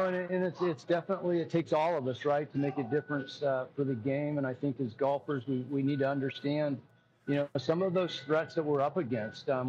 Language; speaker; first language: English; native; English